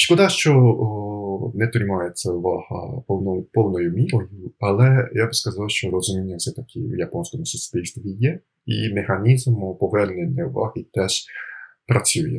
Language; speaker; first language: Ukrainian; non-native, fluent; Japanese